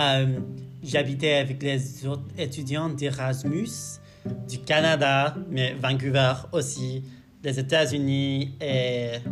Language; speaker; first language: French; non-native, learner; English